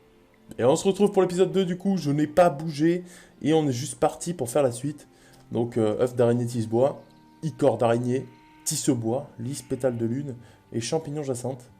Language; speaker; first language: French; native; French